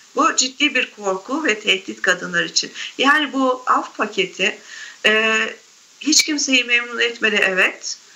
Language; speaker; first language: Turkish; native; Turkish